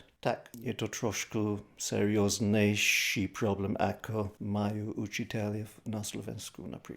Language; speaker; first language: Slovak; non-native, fluent; English